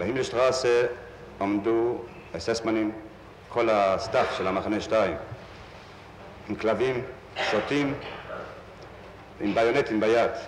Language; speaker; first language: Hebrew; non-native, fluent; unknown